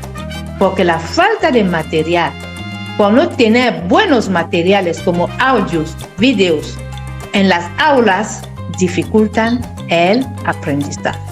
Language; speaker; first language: Spanish; non-native, fluent; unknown